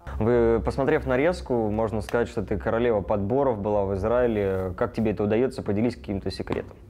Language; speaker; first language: Russian; native; Russian